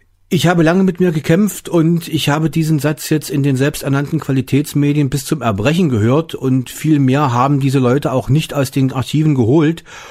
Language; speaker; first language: German; native; German